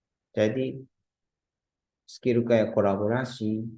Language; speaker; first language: Indonesian; non-native, fluent; Japanese